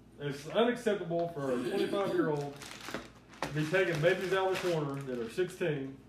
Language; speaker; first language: English; native; English